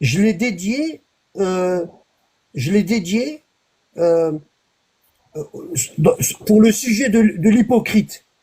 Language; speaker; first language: French; native; French